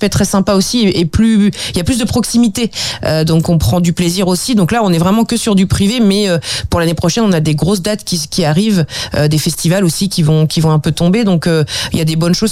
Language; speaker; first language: French; native; French